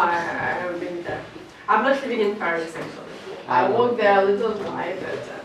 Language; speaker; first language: English; non-native, fluent; French